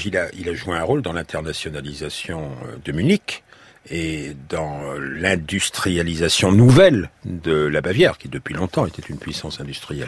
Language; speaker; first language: French; native; French